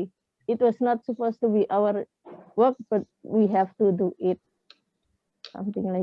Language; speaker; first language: English; non-native, fluent; Indonesian